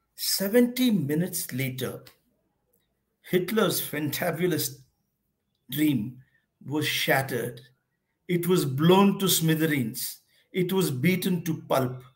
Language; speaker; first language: English; non-native, local second language; Hindi